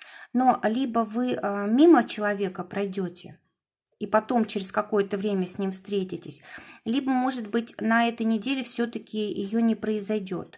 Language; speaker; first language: Russian; native; Russian